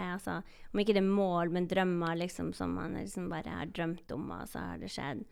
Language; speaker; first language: Norwegian; native; Norwegian